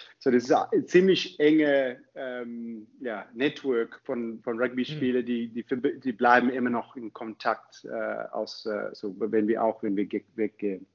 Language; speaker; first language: German; non-native, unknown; English